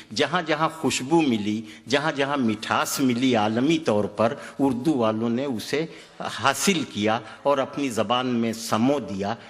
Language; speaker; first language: Urdu; native; Urdu